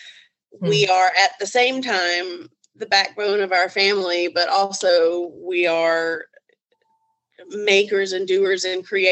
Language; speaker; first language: English; native; English